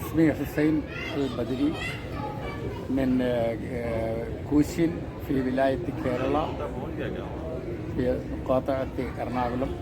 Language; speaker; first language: Arabic; non-native, fluent; Malayalam